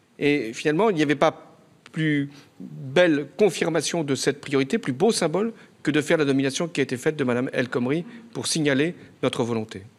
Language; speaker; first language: French; native; French